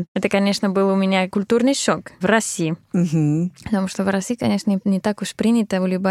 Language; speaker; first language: Russian; non-native, fluent; Spanish